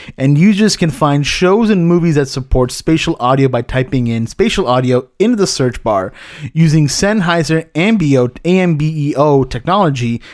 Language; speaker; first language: English; early bilingual, other home language; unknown